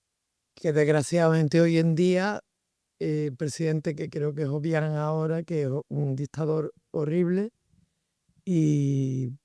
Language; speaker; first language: Spanish; native; Spanish